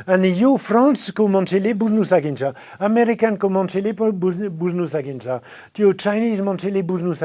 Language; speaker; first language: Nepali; non-native, fluent; French